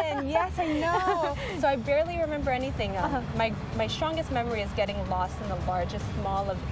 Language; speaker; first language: English; early bilingual, other home language; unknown